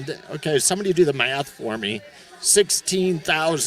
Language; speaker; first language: English; native; English